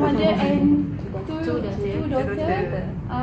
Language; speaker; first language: English; non-native, learner; Malay